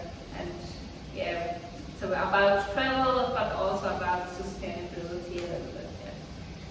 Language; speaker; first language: English; non-native, fluent; Swiss German